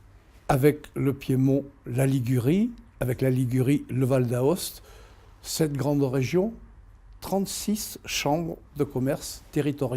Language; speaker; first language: French; native; French